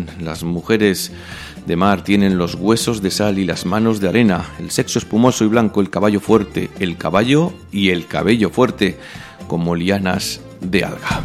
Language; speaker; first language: Spanish; native; Spanish